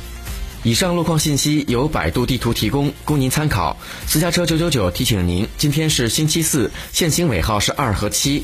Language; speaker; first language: Chinese; native; Chinese